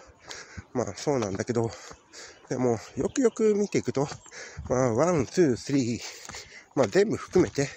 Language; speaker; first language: Japanese; native; Japanese